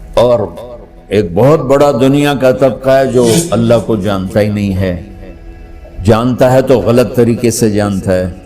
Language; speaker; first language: Urdu; non-native, local second language; Punjabi